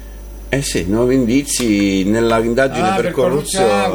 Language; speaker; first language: Italian; native; Italian